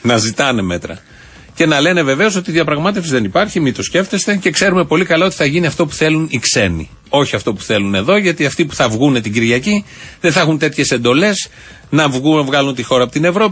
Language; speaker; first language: Greek; native; Greek